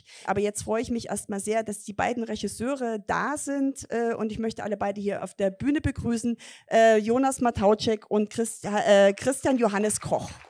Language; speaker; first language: German; native; German